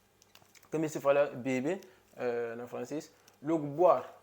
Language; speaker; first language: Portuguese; non-native, local second language; Upper Guinea Crioulo